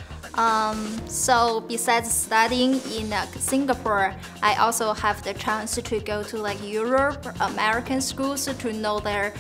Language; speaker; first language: English; non-native, fluent; Chinese